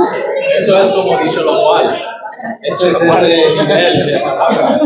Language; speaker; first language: Spanish; native; Spanish